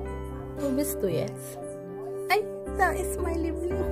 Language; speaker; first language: German; non-native, learner; Filipino